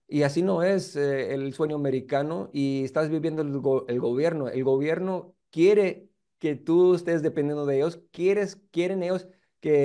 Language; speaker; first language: Spanish; early bilingual, heritage; Spanish